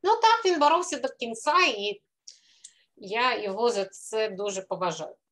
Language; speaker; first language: Ukrainian; non-native, fluent; Russian